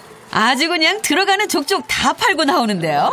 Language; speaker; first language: Korean; native; Korean